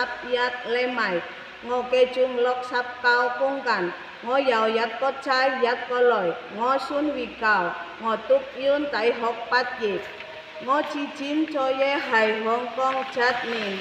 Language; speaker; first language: Cantonese; non-native, learner; Indonesian